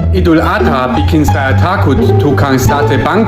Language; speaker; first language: Indonesian; non-native, fluent; German